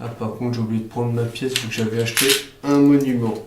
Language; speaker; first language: French; native; French